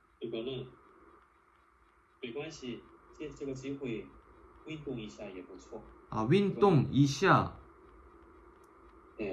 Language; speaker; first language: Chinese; non-native, fluent; Korean